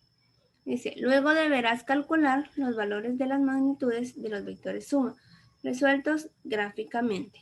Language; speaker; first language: Spanish; native; Spanish